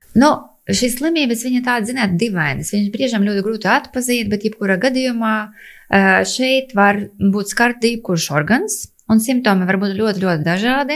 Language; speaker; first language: Latvian; non-native, local second language; Russian